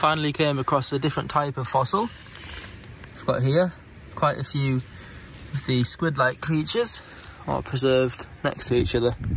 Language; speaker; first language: English; native; English